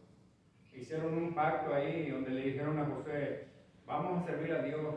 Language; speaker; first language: Spanish; native; Spanish